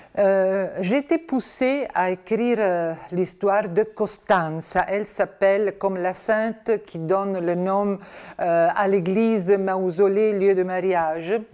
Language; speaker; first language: French; non-native, fluent; Italian